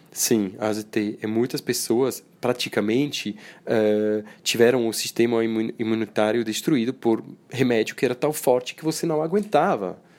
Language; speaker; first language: Portuguese; non-native, fluent; Swiss German